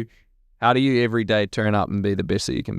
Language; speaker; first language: English; native; English